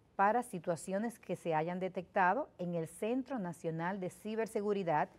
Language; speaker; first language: Spanish; native; Spanish